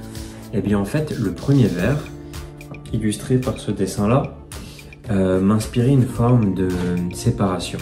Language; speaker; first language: French; native; French